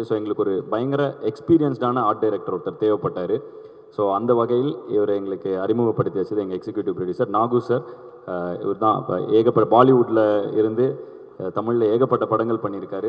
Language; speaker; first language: Tamil; native; Tamil